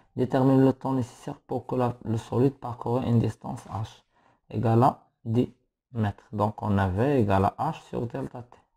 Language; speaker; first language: French; non-native, local second language; Arabic